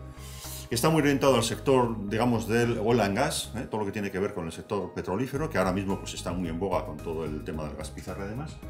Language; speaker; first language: Spanish; native; Spanish